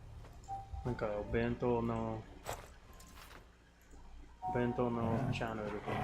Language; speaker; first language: Japanese; non-native, learner; English